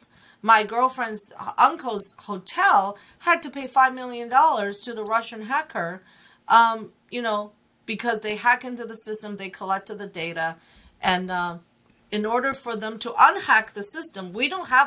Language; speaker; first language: English; non-native, fluent; Chinese